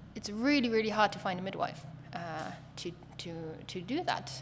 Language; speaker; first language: English; non-native, fluent; German